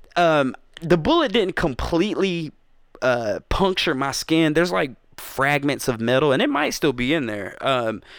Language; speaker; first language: English; native; English